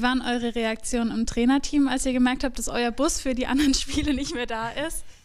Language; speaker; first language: German; native; German